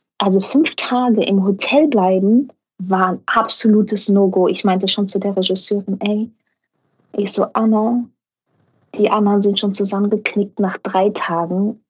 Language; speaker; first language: German; native; German